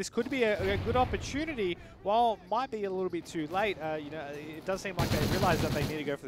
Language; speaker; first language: English; native; English